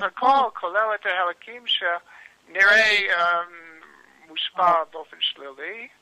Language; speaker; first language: Hebrew; non-native, learner; English